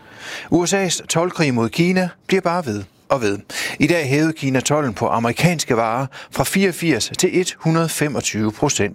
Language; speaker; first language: Danish; native; Danish